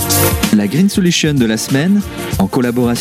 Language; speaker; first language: French; native; French